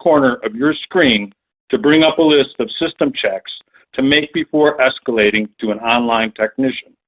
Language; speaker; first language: English; native; English